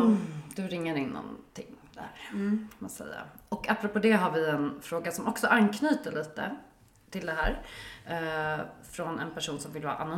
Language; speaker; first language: Swedish; native; Swedish